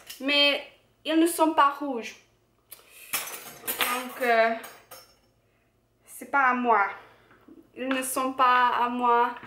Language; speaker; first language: French; non-native, learner; English